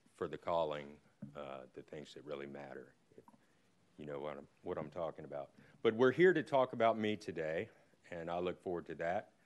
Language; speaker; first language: English; native; English